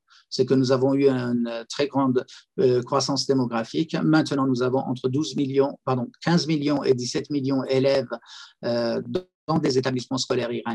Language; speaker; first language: French; non-native, fluent; Persian